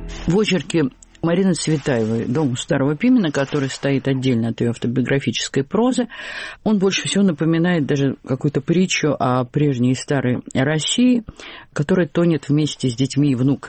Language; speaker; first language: Russian; native; Russian